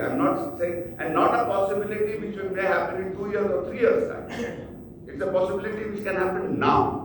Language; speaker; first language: English; non-native, local second language; Bangla